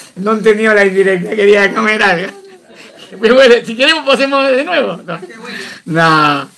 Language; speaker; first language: Spanish; native; Spanish